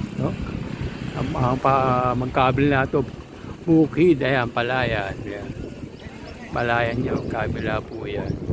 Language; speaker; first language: Filipino; native; Filipino